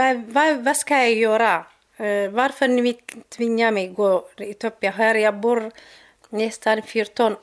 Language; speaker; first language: Swedish; non-native, learner; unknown